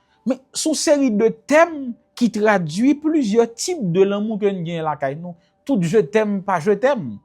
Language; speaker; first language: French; non-native, local second language; Haitian Creole